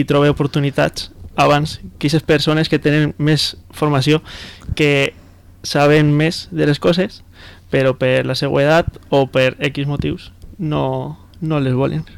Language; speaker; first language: Catalan; native; Catalan